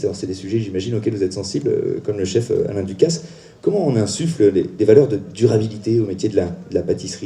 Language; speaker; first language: French; native; French